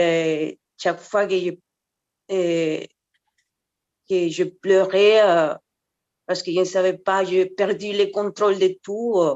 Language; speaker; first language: French; non-native, fluent; Spanish